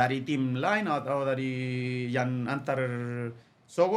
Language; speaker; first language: Indonesian; non-native, fluent; Spanish